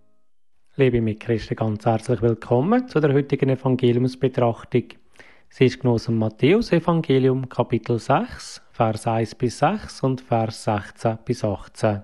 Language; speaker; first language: German; native; German